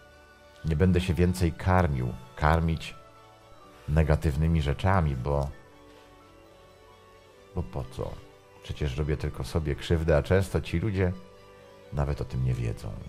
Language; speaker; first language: Polish; native; Polish